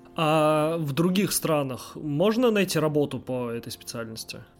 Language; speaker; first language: Russian; non-native, fluent; Romanian